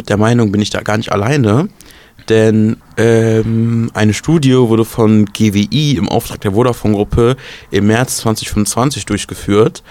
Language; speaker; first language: German; native; German